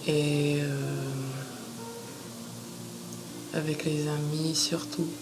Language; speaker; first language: French; non-native, fluent; English